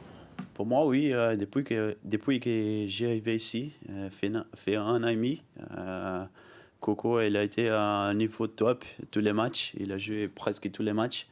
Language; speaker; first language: French; non-native, learner; Portuguese